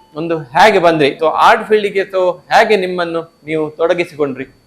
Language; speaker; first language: Kannada; native; Kannada